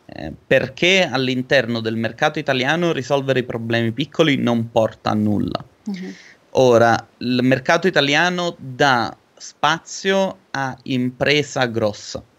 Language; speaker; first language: Italian; native; Italian